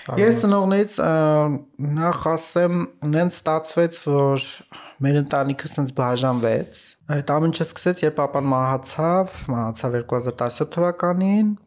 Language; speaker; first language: Armenian; native; Armenian